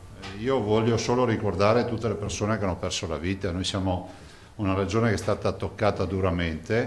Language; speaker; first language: Italian; native; Italian